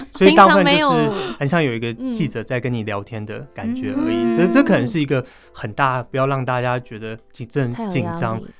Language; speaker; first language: Chinese; native; Chinese